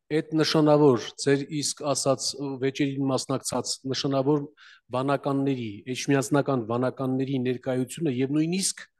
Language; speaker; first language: Armenian; native; Armenian